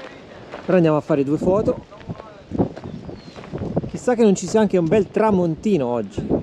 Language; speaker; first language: Italian; native; Italian